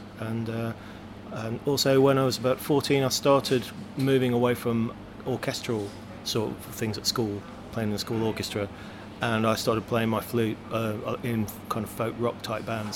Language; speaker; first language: English; native; English